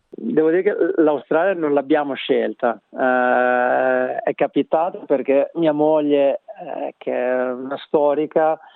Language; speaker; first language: Italian; native; Italian